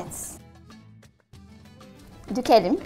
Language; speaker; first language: Turkish; non-native, learner; Arabic